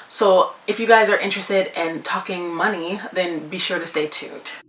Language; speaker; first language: English; native; English